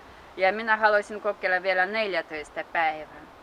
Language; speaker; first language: Finnish; non-native, learner; Russian